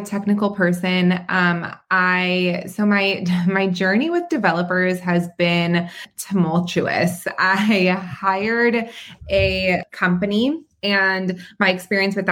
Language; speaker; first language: English; native; English